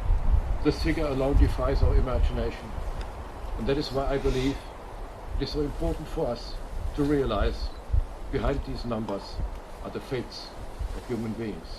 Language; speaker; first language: English; non-native, fluent; German